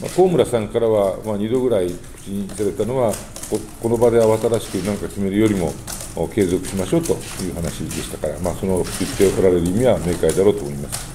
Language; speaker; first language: Japanese; native; Japanese